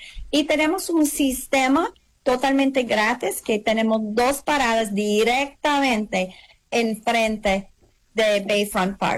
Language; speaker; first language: Spanish; early bilingual, heritage; English